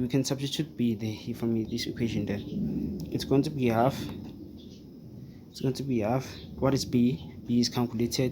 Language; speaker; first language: English; non-native, fluent; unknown